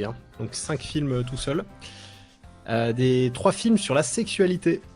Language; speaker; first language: French; native; French